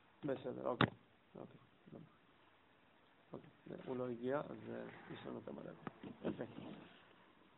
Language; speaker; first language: Hebrew; non-native, fluent; English